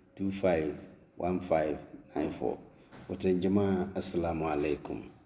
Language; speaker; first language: Hausa; non-native, local second language; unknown